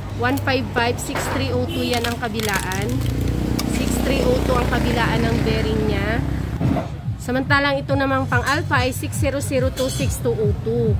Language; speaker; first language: Filipino; native; Filipino